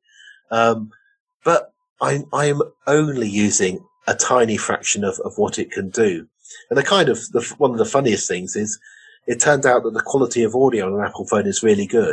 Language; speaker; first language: English; native; English